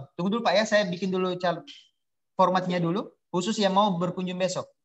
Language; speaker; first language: Indonesian; native; Indonesian